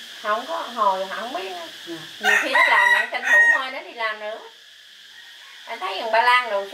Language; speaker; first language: Vietnamese; native; Vietnamese